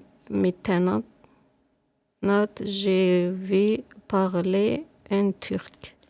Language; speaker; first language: French; non-native, learner; Russian